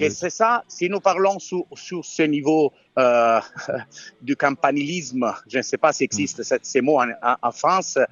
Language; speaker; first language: French; non-native, fluent; Italian